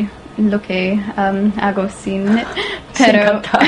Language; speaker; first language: Spanish; non-native, learner; English